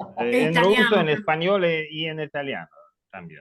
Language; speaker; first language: Spanish; non-native, learner; Russian